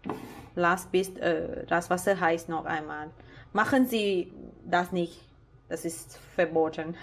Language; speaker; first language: German; non-native, learner; Thai